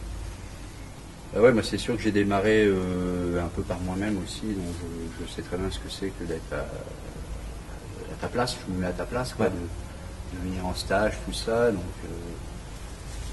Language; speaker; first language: French; native; French